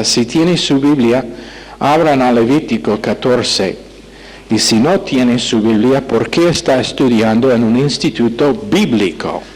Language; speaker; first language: Spanish; non-native, fluent; English